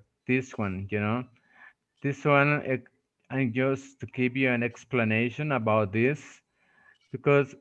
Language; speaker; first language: English; non-native, fluent; Spanish